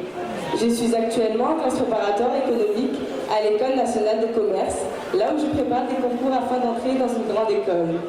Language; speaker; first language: French; early bilingual, other home language; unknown